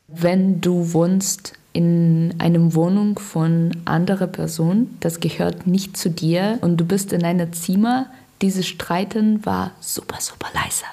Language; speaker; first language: German; non-native, learner; Russian